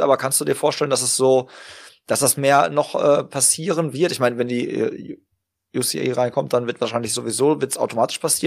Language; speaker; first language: German; native; German